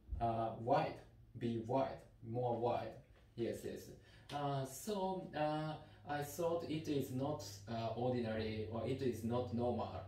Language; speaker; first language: English; non-native, learner; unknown